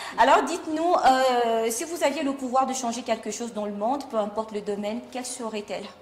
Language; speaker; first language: French; non-native, local second language; Swahili